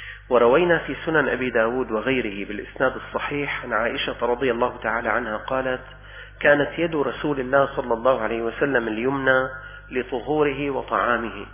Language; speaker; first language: Arabic; native; Arabic